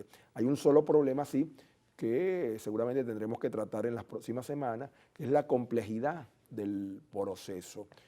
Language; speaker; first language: Spanish; native; Spanish